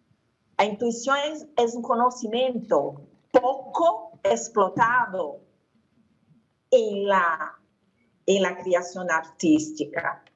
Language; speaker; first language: Spanish; non-native, fluent; Portuguese